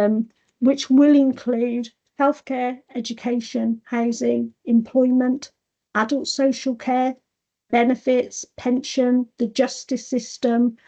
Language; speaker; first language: English; native; English